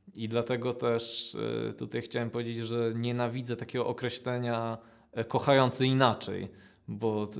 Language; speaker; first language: Polish; native; Polish